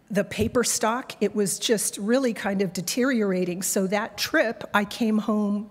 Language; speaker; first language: English; native; English